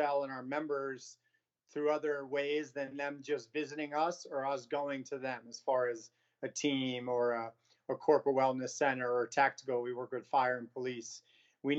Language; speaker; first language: English; native; English